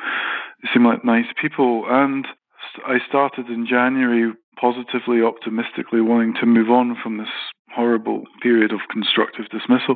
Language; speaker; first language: English; native; English